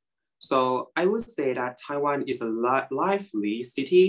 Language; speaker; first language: English; non-native, learner; Thai